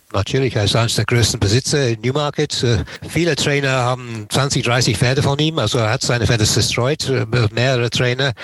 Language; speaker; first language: German; non-native, fluent; English